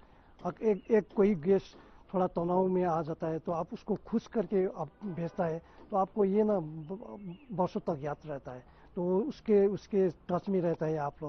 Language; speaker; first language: Hindi; non-native, local second language; Nepali